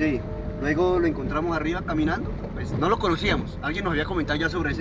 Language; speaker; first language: Spanish; native; Spanish